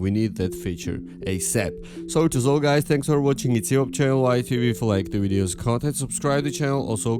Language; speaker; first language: English; non-native, fluent; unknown